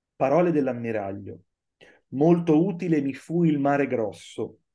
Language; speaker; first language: Italian; native; Italian